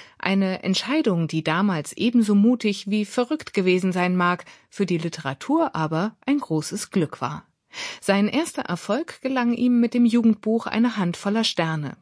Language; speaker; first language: German; native; German